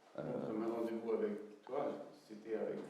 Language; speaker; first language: French; non-native, fluent; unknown